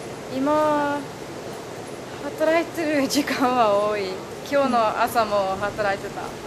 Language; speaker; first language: Japanese; non-native, learner; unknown